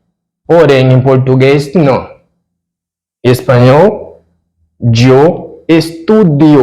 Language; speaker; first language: Portuguese; non-native, fluent; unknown